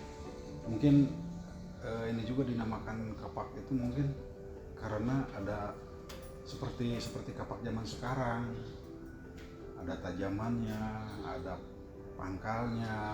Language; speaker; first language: Indonesian; native; Indonesian